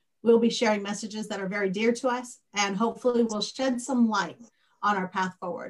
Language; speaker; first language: English; native; English